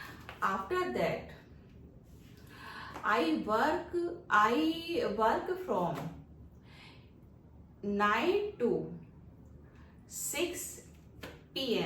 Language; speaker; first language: English; non-native, learner; Hindi